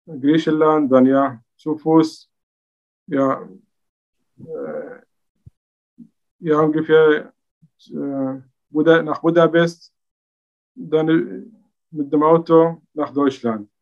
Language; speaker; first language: German; non-native, learner; Arabic